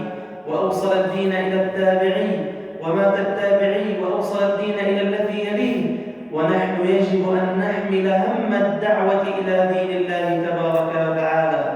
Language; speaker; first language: Arabic; native; Arabic